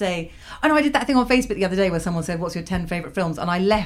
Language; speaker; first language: English; native; English